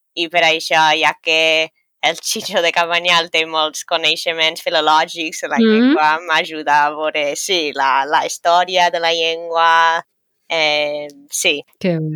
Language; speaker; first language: Catalan; non-native, fluent; English